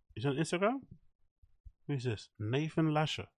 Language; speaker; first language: English; native; English